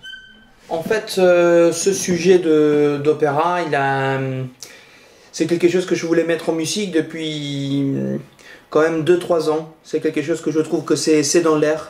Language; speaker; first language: French; non-native, fluent; Spanish